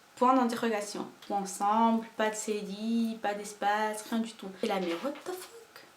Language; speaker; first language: French; non-native, fluent; Portuguese